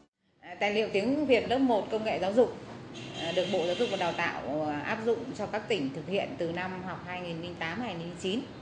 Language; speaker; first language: Vietnamese; native; Vietnamese